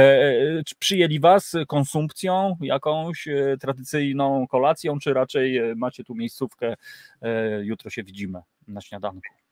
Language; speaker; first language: Polish; native; Polish